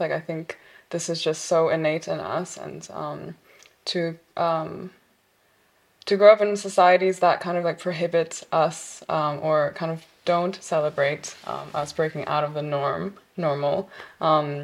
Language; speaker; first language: English; non-native, local second language; Korean